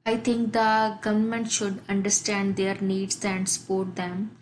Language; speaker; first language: English; non-native, local second language; Punjabi